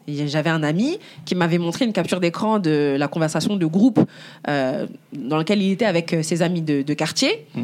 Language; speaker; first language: French; early bilingual, other home language; Bambara